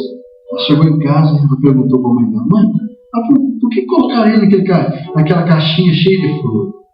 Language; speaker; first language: Portuguese; native; Portuguese